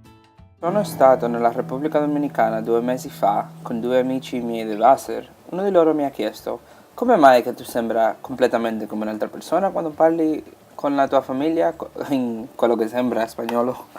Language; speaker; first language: Italian; non-native, fluent; Spanish